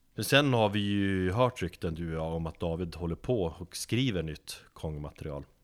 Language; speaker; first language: Swedish; native; Swedish